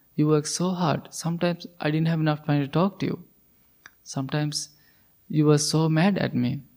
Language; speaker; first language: English; non-native, local second language; Sinhala